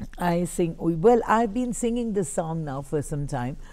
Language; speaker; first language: Bangla; non-native, learner; Tamil